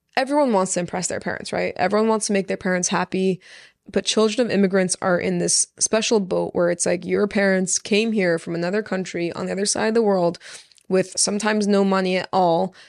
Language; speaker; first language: English; early bilingual, other home language; Persian